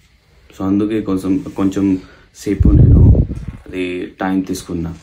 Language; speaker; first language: Telugu; non-native, local second language; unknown